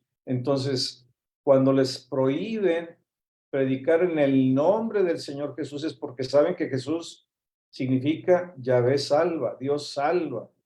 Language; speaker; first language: Spanish; native; Spanish